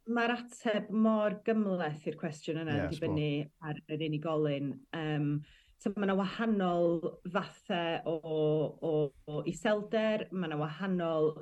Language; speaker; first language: Welsh; native; Welsh